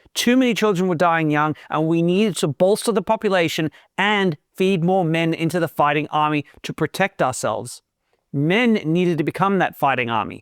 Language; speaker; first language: English; native; English